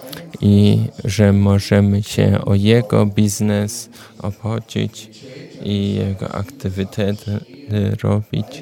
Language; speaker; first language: Polish; non-native, learner; German